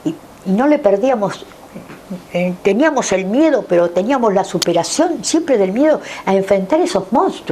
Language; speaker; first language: Spanish; native; Spanish